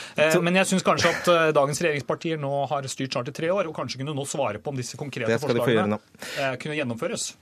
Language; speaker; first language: Norwegian; native; Norwegian